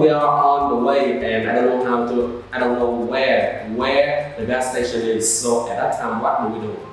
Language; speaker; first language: English; non-native, learner; Vietnamese